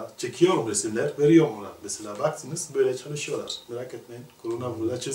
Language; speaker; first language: Turkish; non-native, learner; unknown